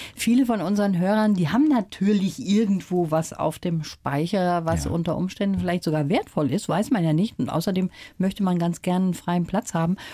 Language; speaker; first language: German; native; German